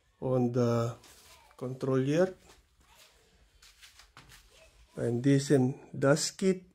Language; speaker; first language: German; non-native, learner; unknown